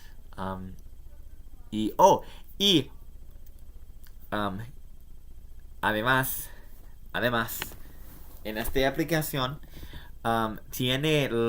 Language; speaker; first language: Spanish; non-native, learner; English